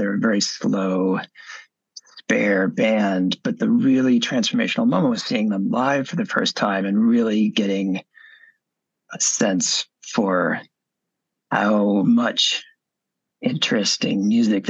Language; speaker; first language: English; native; English